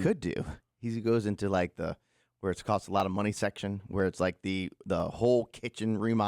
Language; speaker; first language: English; native; English